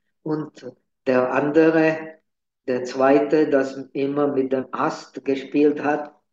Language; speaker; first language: German; non-native, fluent; Czech